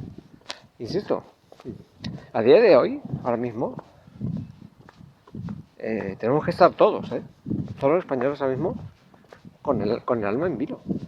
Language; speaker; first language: Spanish; native; Spanish